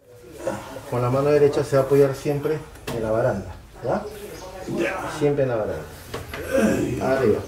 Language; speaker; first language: Spanish; native; Spanish